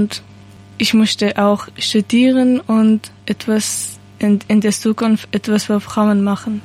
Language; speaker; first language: German; non-native, learner; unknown